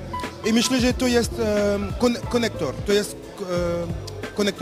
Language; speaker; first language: Polish; non-native, learner; French